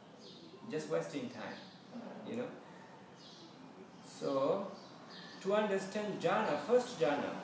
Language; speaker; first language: English; non-native, fluent; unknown